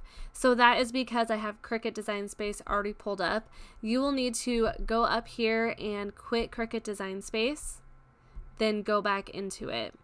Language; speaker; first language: English; native; English